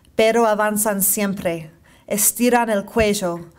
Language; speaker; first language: Spanish; non-native, fluent; English